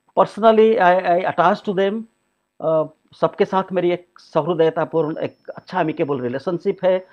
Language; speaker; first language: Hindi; non-native, local second language; Odia